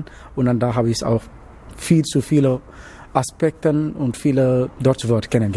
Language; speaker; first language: German; non-native, learner; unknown